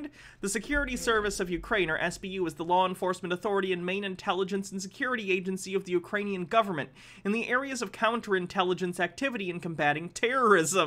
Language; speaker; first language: English; native; English